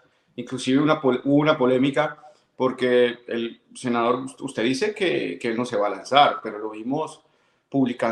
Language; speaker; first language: Spanish; native; Spanish